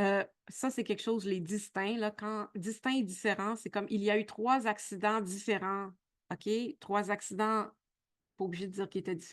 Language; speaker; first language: French; native; French